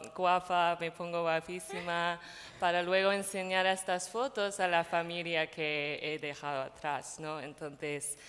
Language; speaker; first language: Spanish; non-native, fluent; English